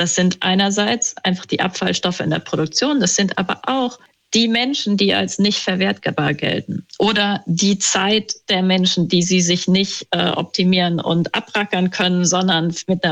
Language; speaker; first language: German; native; German